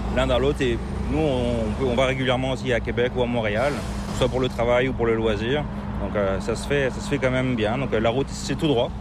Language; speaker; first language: French; native; French